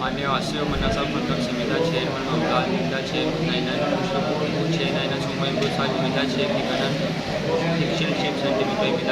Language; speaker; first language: Korean; non-native, learner; Urdu